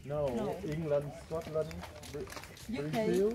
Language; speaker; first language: English; non-native, learner; Vietnamese